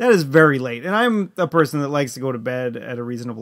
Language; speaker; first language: English; native; English